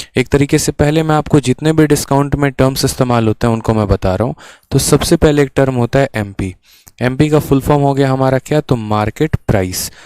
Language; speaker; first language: Hindi; native; Hindi